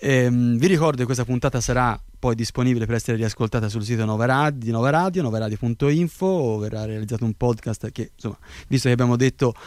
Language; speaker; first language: Italian; native; Italian